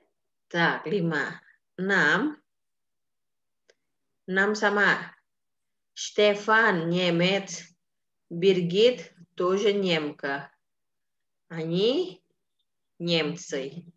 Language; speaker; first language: Russian; non-native, fluent; Indonesian